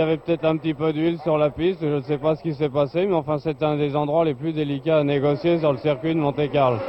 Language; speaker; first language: French; native; French